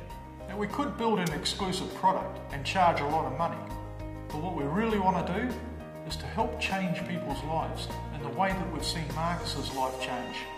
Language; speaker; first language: English; native; English